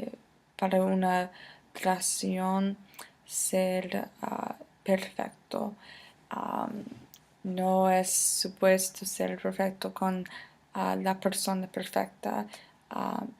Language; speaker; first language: Spanish; non-native, fluent; English